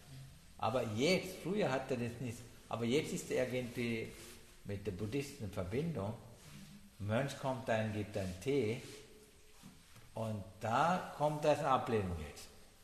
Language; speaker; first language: German; non-native, learner; Sinhala